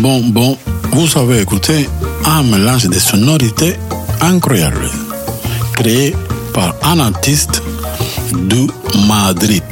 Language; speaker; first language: French; non-native, learner; Spanish